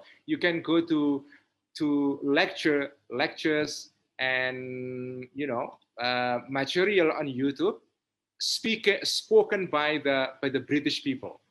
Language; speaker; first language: English; non-native, fluent; Indonesian